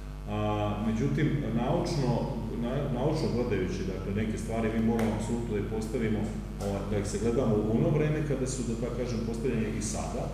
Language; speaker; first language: Serbian; native; Serbian